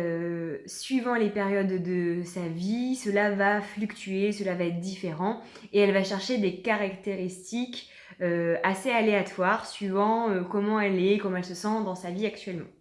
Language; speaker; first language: French; native; French